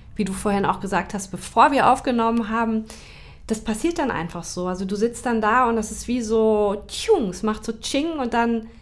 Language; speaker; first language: German; native; German